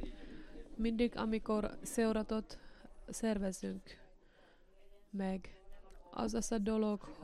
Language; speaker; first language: Hungarian; non-native, learner; Finnish